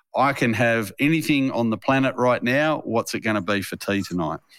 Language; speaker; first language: English; native; English